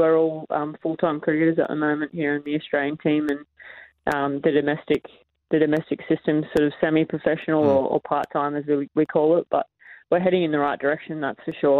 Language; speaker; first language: English; native; English